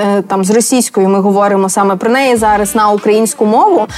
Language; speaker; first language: Ukrainian; native; Ukrainian